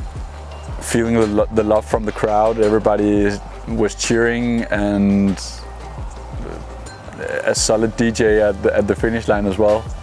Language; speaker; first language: English; non-native, fluent; Danish